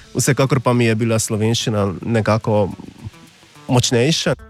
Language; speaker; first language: Slovenian; non-native, fluent; Hungarian